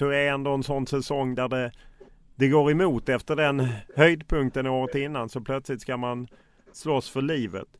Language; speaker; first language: Swedish; native; Swedish